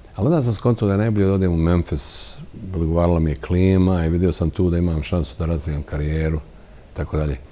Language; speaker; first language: Bosnian; native; Bosnian